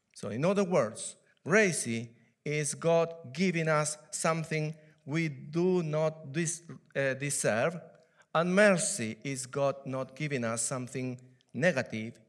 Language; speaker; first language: English; non-native, fluent; Spanish